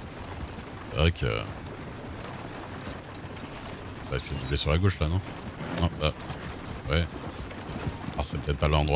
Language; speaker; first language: French; native; French